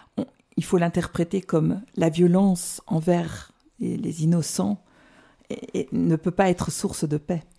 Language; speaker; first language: French; native; French